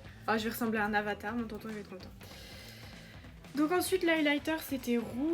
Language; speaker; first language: French; native; French